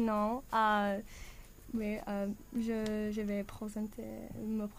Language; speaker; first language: French; non-native, learner; English